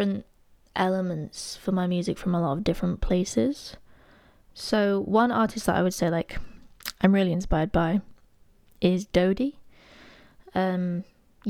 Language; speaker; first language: English; native; English